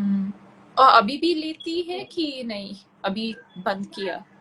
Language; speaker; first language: Hindi; non-native, local second language; Tulu